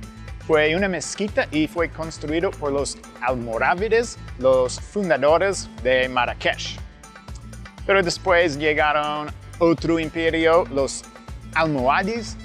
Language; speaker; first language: Spanish; non-native, fluent; English